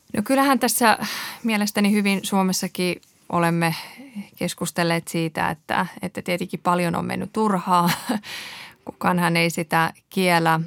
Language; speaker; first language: Finnish; early bilingual, other home language; Persian